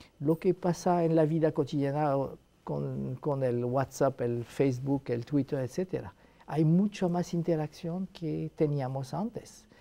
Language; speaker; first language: Spanish; non-native, fluent; Arabic